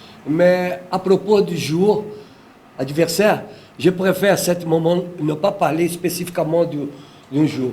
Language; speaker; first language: French; non-native, fluent; Portuguese